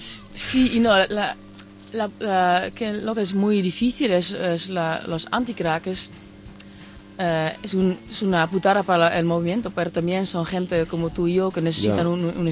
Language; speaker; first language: Spanish; non-native, fluent; Dutch